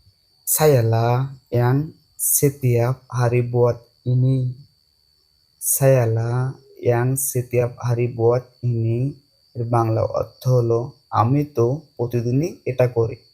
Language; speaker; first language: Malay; non-native, fluent; Bangla